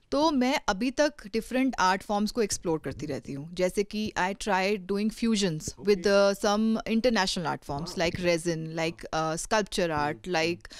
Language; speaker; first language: Hindi; native; Hindi